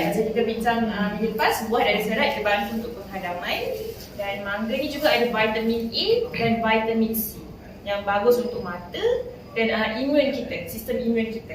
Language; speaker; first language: Malay; native; Malay